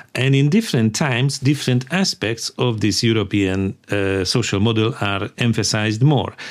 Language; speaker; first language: English; non-native, fluent; Hungarian